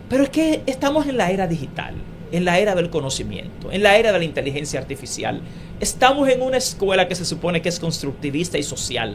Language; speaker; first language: Spanish; native; Spanish